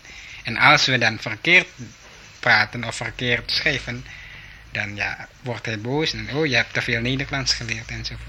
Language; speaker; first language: Dutch; early bilingual, heritage; Dutch